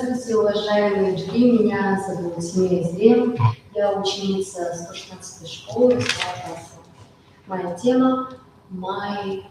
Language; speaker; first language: Russian; non-native, local second language; Kazakh